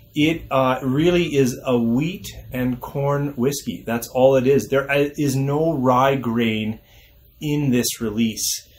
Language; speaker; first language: English; native; English